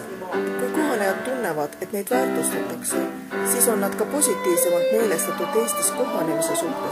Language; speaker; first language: Estonian; native; Estonian